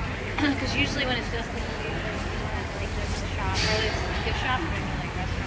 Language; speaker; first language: English; non-native, learner; Portuguese